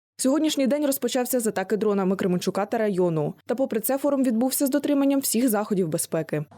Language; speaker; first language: Ukrainian; native; Ukrainian